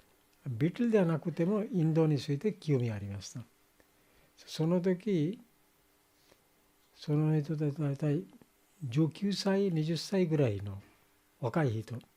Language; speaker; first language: Japanese; non-native, fluent; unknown